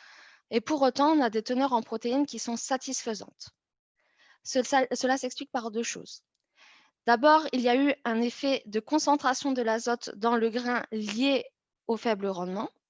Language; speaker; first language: French; native; French